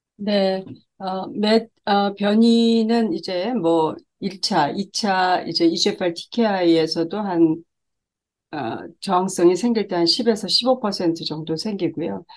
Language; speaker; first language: Korean; native; Korean